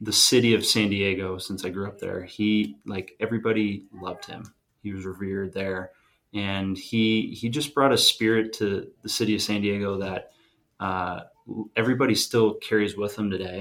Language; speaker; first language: English; native; English